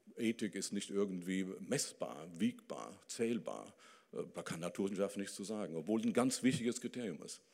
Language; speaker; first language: German; native; German